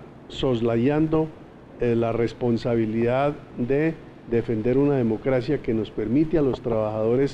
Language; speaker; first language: Spanish; native; Spanish